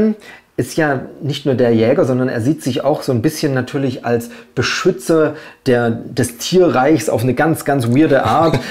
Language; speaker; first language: German; native; German